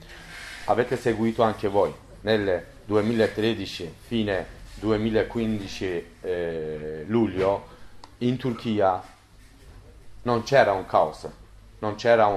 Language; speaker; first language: Italian; non-native, learner; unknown